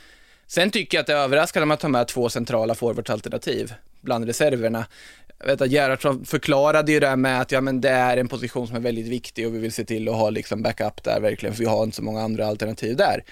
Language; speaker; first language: Swedish; native; Swedish